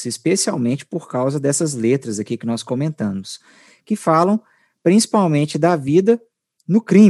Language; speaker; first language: Portuguese; native; Portuguese